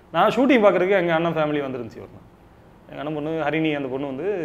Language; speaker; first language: Tamil; native; Tamil